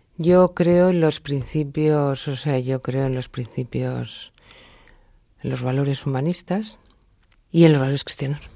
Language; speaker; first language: Spanish; native; Spanish